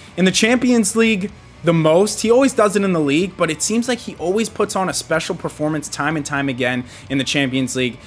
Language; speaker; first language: English; native; English